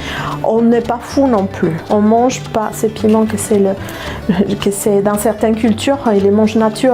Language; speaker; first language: French; non-native, fluent; Spanish